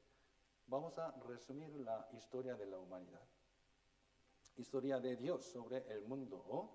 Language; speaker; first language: Spanish; non-native, fluent; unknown